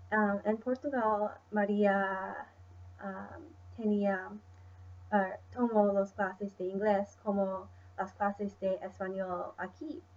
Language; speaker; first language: Spanish; non-native, learner; English